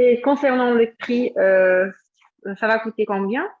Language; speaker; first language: French; non-native, fluent; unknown